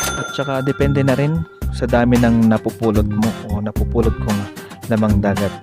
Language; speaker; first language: Filipino; native; Filipino